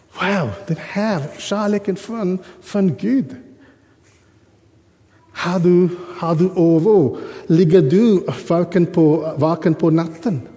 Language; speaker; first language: Swedish; non-native, fluent; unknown